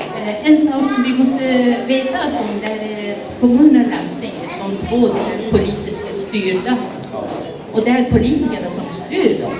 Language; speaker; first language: Swedish; non-native, fluent; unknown